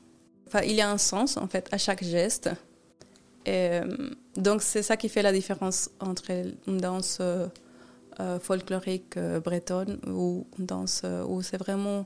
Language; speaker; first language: French; non-native, fluent; Spanish